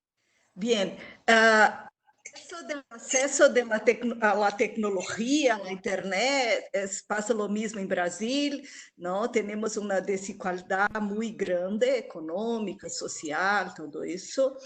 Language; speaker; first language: Spanish; non-native, local second language; Portuguese